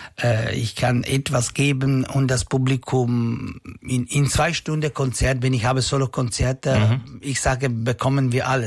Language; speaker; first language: German; non-native, fluent; Italian